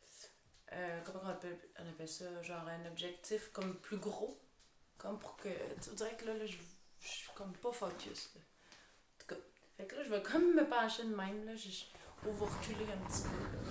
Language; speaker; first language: French; native; French